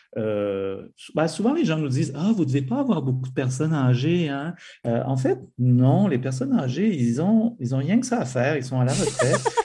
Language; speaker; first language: French; native; French